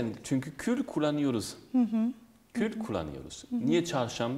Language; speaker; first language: Turkish; non-native, fluent; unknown